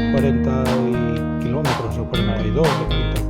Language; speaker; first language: Spanish; native; Spanish